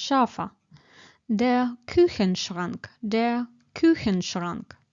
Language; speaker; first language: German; non-native, fluent; Ukrainian